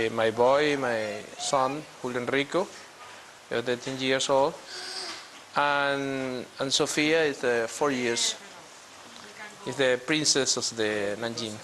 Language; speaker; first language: English; non-native, learner; Spanish